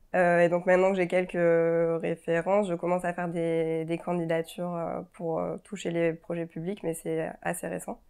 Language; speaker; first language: French; native; French